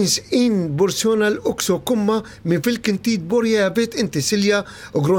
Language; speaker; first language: Swedish; non-native, learner; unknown